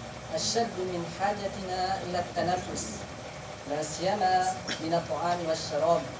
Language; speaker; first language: Arabic; non-native, learner; Indonesian